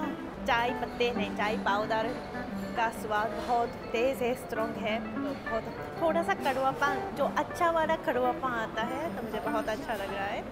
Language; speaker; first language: Hindi; non-native, fluent; Japanese